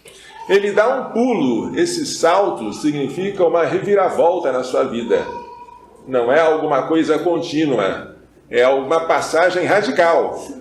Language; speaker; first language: Portuguese; native; Portuguese